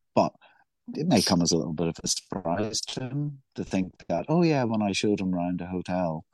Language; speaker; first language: English; native; English